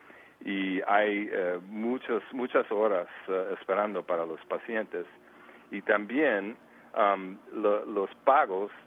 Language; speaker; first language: Spanish; early bilingual, heritage; Spanish